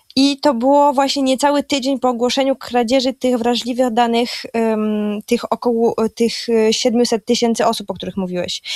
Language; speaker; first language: Polish; early bilingual, heritage; Polish